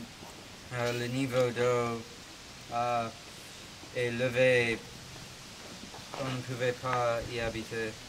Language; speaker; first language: French; non-native, learner; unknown